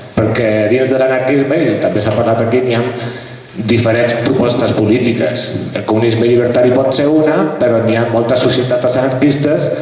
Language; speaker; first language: Catalan; non-native, local second language; Spanish